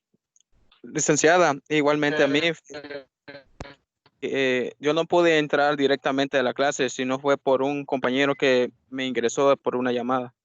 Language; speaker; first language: Spanish; native; Spanish